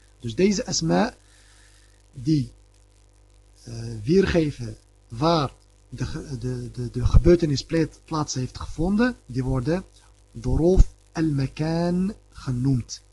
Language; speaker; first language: Dutch; early bilingual, other home language; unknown